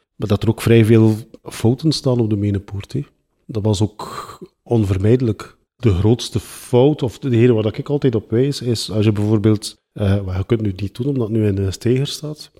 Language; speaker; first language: Dutch; native; Dutch